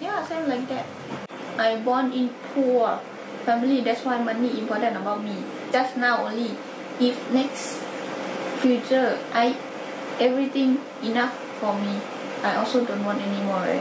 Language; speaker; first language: English; non-native, learner; Thai